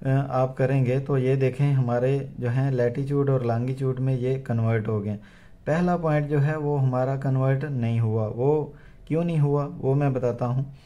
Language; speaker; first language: Urdu; non-native, local second language; Punjabi